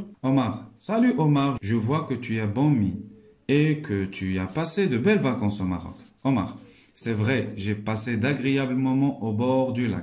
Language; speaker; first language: French; non-native, local second language; Arabic